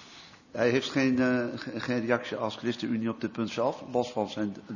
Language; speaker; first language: Dutch; native; Dutch